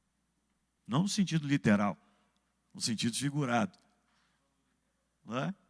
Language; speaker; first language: Portuguese; native; Portuguese